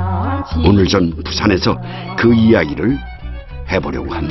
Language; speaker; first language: Korean; native; Korean